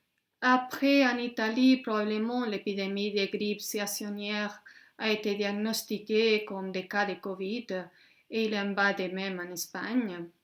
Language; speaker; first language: French; non-native, fluent; Spanish